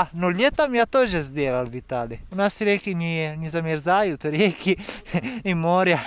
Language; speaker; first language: Russian; non-native, fluent; Italian